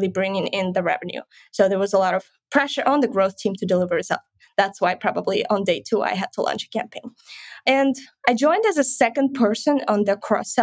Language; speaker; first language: English; non-native, fluent; Ukrainian